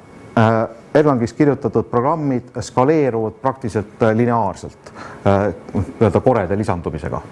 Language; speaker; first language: Estonian; native; Estonian